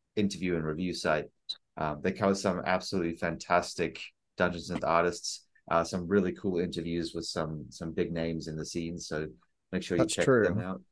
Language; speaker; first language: English; native; English